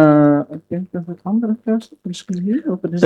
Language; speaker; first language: Dutch; non-native, learner; Spanish